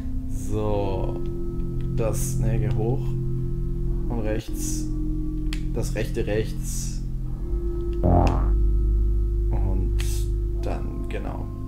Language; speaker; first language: German; native; German